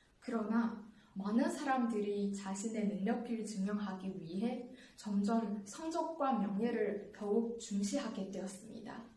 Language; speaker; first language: Korean; non-native, fluent; Chinese